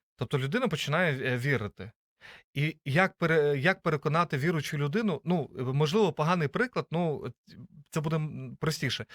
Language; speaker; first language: Ukrainian; native; Ukrainian